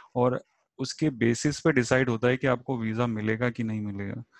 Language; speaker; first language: Hindi; native; Hindi